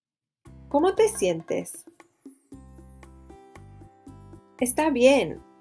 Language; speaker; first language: Spanish; non-native, fluent; English